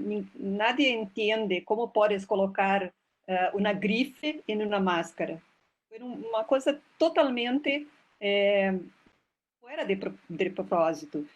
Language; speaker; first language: Spanish; non-native, fluent; Portuguese